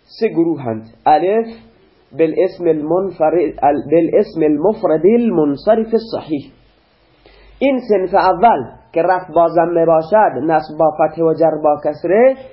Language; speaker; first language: Persian; non-native, local second language; Baluchi